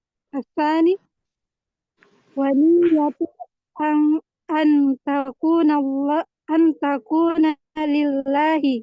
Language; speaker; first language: Arabic; non-native, learner; Indonesian